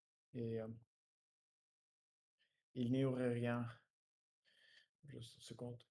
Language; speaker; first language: French; non-native, learner; Russian